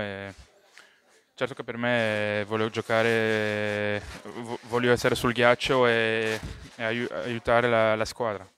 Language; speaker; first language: Italian; non-native, local second language; French